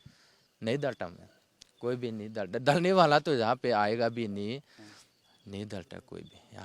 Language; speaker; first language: Hindi; non-native, local second language; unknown